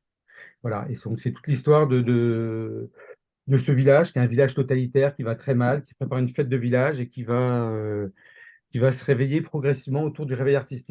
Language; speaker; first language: French; native; French